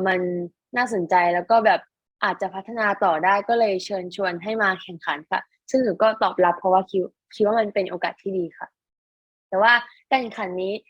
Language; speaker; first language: Thai; native; Thai